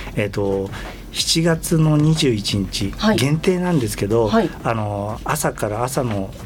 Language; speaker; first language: Japanese; native; Japanese